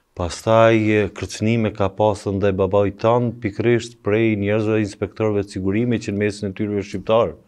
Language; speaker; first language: Albanian; native; Albanian